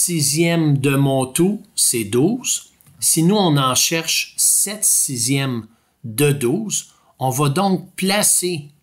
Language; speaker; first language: French; native; French